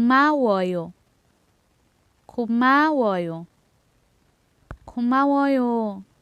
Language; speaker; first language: Korean; non-native, learner; Filipino